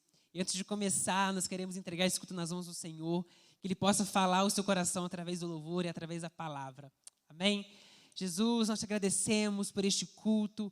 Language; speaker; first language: Portuguese; native; Portuguese